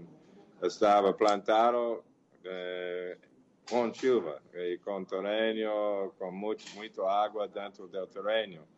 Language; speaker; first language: Portuguese; non-native, fluent; English